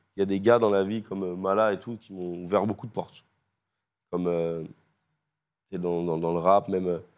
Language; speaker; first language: French; native; French